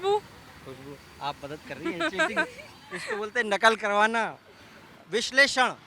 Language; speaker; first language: Hindi; native; Hindi